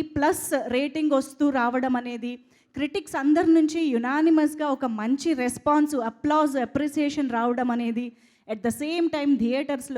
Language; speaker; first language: Telugu; native; Telugu